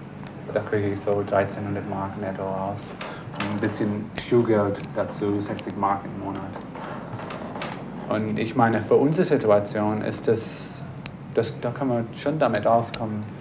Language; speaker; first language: German; non-native, fluent; English